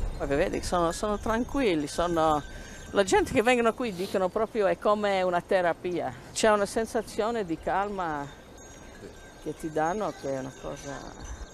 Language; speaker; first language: Italian; early bilingual, heritage; English